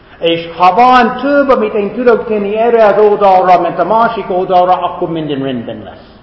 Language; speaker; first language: Hungarian; non-native, fluent; English